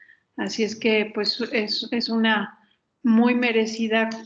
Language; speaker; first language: Spanish; native; Spanish